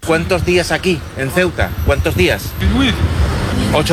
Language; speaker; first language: Spanish; non-native, learner; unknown